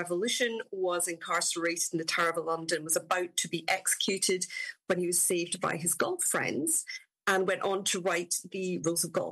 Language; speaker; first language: English; native; English